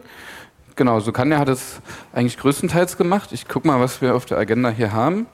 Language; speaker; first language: German; native; German